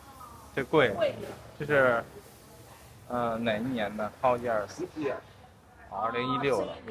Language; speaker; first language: Chinese; native; Chinese